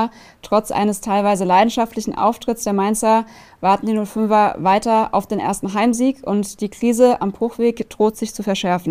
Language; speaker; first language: German; native; German